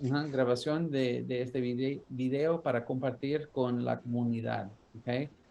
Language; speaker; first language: Spanish; non-native, learner; English